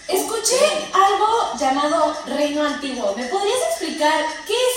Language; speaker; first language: Spanish; native; Spanish